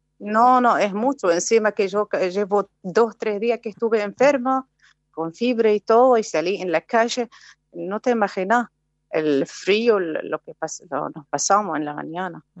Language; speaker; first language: Spanish; non-native, fluent; Arabic